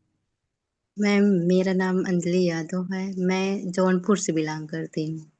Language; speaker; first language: Hindi; native; Hindi